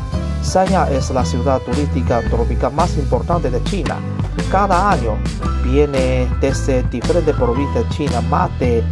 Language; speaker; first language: Spanish; non-native, learner; Chinese